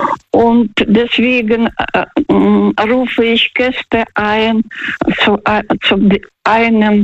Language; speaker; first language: German; non-native, fluent; Russian